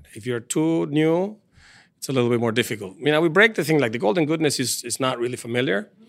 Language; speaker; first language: English; non-native, fluent; Spanish